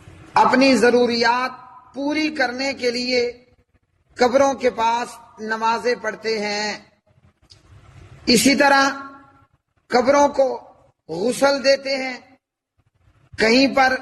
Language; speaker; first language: Urdu; native; Urdu